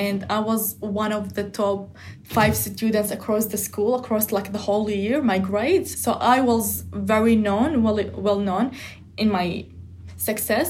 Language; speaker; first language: English; non-native, fluent; Arabic